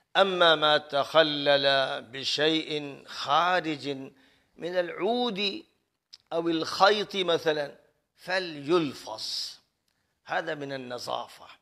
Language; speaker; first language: Arabic; non-native, fluent; Urdu